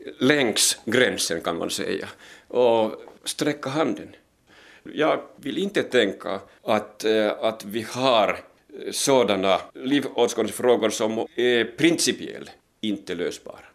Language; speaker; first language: Swedish; non-native, local second language; Finnish